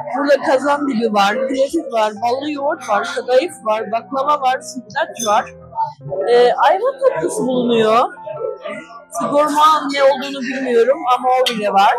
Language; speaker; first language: Turkish; early bilingual, heritage; Turkish